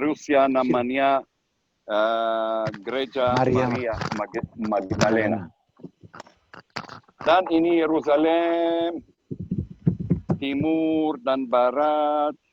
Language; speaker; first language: Indonesian; non-native, learner; Hebrew